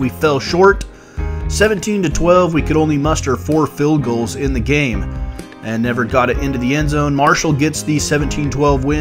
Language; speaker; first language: English; native; English